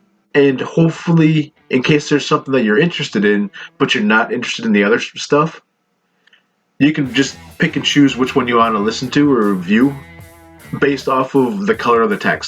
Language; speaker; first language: English; native; English